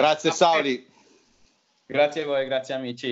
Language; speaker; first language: Italian; non-native, learner; Finnish